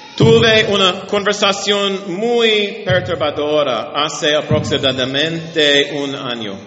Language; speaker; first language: Spanish; non-native, learner; English